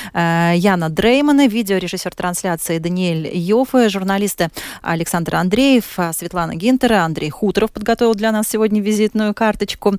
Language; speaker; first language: Russian; native; Russian